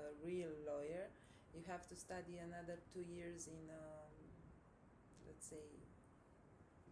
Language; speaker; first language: English; non-native, fluent; Romanian